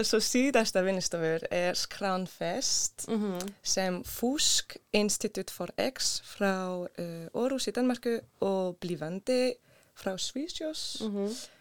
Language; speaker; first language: Icelandic; non-native, learner; Swedish